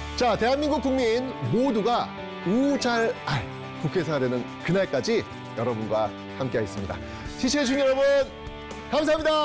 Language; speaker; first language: Korean; native; Korean